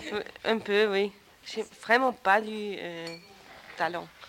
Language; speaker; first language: French; non-native, local second language; German